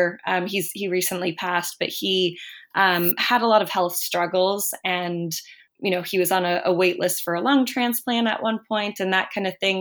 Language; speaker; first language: English; native; English